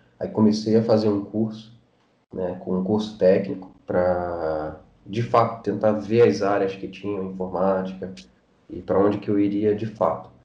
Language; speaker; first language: Portuguese; native; Portuguese